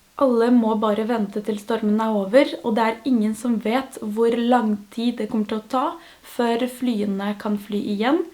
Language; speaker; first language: Norwegian; non-native, fluent; French